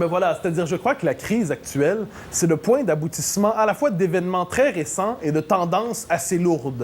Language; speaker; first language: French; native; French